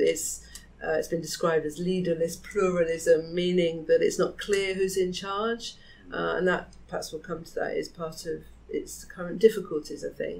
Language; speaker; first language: English; native; English